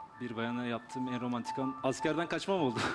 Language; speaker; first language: Turkish; native; Turkish